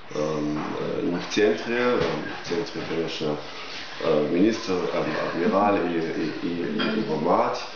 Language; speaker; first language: Russian; non-native, fluent; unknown